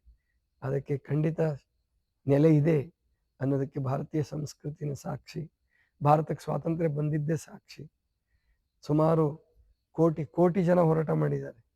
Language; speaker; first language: Kannada; native; Kannada